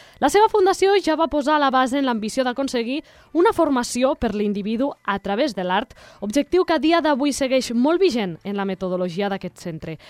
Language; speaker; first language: Catalan; native; Catalan